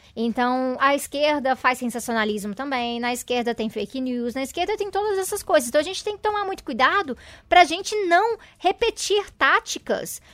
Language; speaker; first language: Portuguese; native; Portuguese